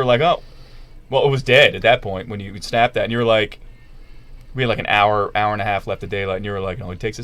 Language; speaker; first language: English; native; English